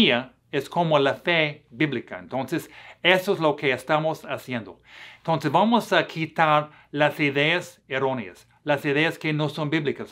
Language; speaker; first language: Spanish; non-native, fluent; English